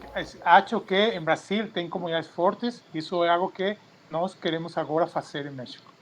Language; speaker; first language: Portuguese; non-native, fluent; Spanish